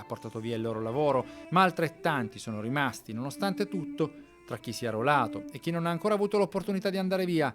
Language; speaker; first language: Italian; native; Italian